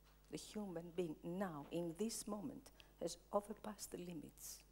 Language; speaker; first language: English; non-native, learner; Greek